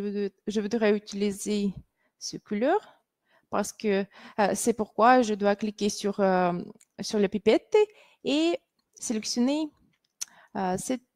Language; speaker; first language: French; non-native, fluent; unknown